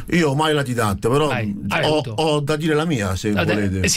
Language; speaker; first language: Italian; native; Italian